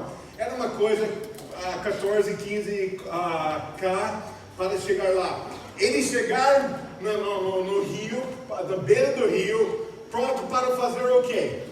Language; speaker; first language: Portuguese; non-native, fluent; English